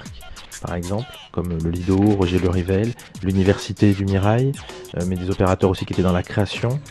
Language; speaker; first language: French; native; French